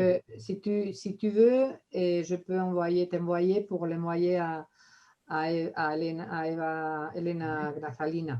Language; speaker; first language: French; non-native, fluent; Spanish